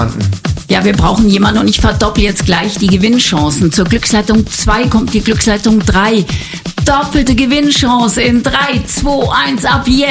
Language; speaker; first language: German; native; German